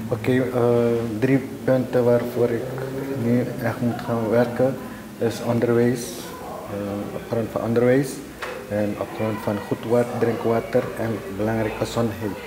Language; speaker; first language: Dutch; non-native, local second language; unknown